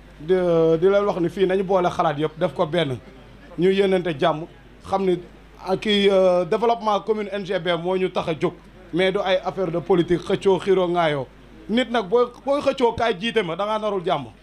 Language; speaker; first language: Wolof; native; Wolof